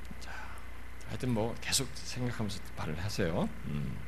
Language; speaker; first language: Korean; native; Korean